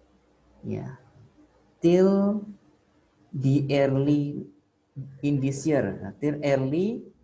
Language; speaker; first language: English; non-native, fluent; Indonesian